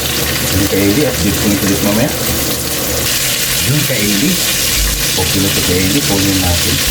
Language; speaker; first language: Filipino; native; Filipino